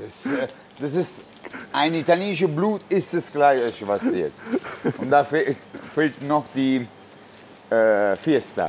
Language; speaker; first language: German; non-native, fluent; Italian